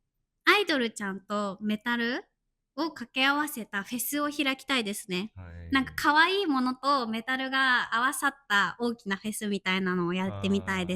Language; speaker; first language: Japanese; native; Japanese